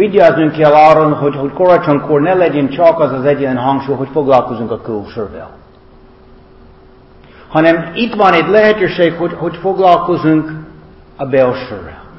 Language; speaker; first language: Hungarian; non-native, learner; English